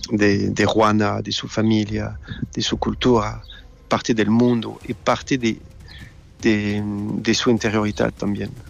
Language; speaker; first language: Spanish; non-native, fluent; French